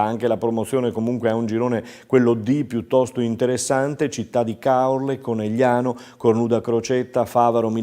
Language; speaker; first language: Italian; native; Italian